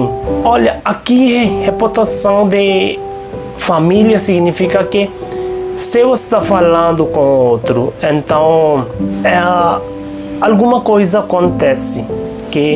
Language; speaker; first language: Portuguese; non-native, local second language; Hindi